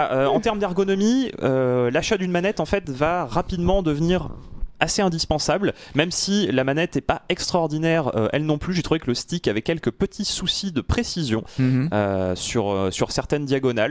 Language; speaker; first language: French; native; French